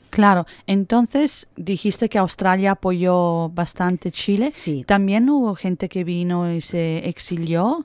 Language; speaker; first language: Spanish; non-native, fluent; Italian